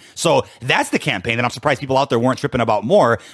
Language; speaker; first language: English; native; English